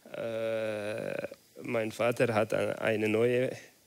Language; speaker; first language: German; non-native, learner; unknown